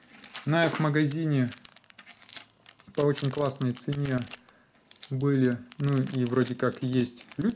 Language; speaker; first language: Russian; native; Russian